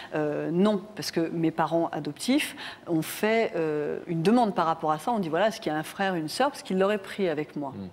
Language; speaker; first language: French; native; French